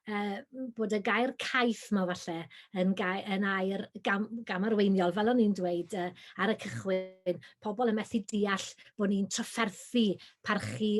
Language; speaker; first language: Welsh; native; Welsh